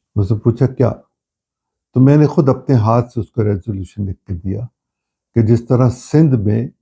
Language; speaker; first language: Urdu; non-native, local second language; Punjabi